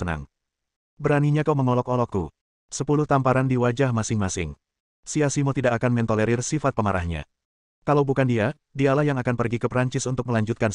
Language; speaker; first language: Indonesian; native; Indonesian